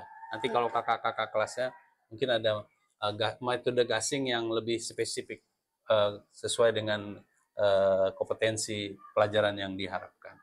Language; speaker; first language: Indonesian; native; Indonesian